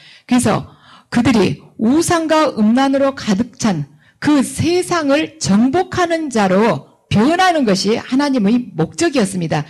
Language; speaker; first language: Korean; native; Korean